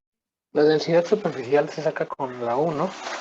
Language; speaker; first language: Spanish; native; Spanish